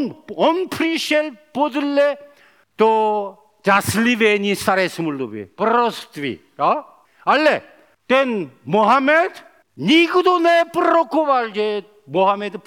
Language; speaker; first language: Czech; non-native, learner; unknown